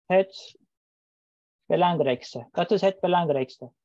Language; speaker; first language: Dutch; non-native, learner; Turkish